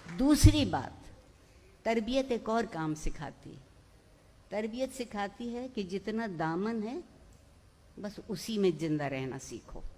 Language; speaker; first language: Urdu; non-native, local second language; Punjabi